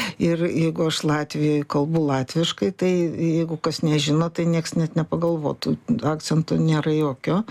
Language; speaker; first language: Lithuanian; early bilingual, heritage; Lithuanian